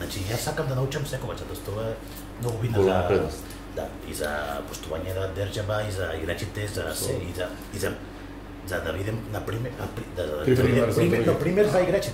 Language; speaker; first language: Macedonian; non-native, learner; Spanish